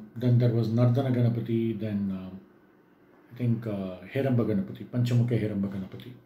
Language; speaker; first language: English; non-native, local second language; Tamil